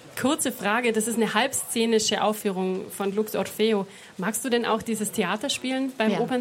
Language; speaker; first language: German; native; German